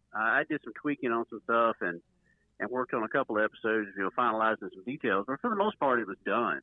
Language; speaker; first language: English; native; English